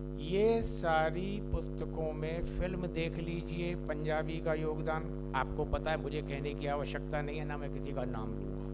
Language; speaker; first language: Hindi; non-native, local second language; Punjabi